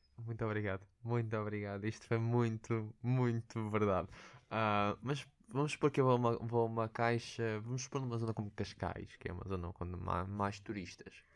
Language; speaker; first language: Portuguese; early bilingual, other home language; Russian